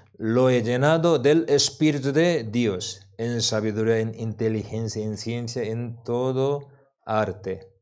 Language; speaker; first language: Spanish; non-native, learner; Korean